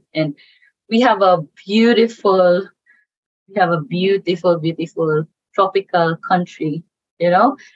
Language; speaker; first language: English; non-native, local second language; Cebuano